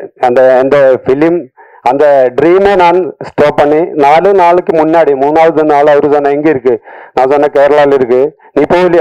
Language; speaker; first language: Tamil; non-native, learner; Malayalam